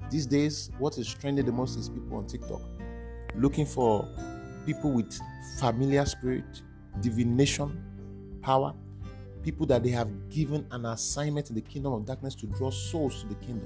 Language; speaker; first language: English; non-native, local second language; Bini